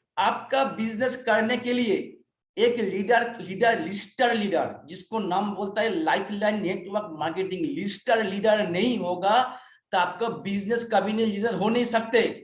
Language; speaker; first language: Hindi; non-native, local second language; Bangla